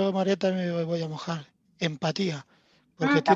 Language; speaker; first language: Spanish; native; Spanish